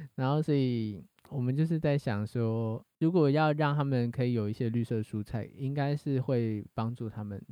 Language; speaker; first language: Chinese; native; Chinese